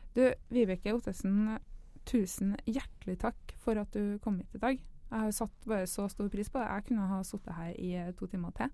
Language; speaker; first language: Norwegian; native; Norwegian